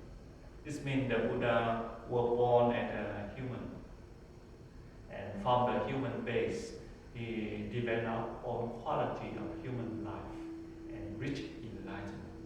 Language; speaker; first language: English; non-native, learner; Vietnamese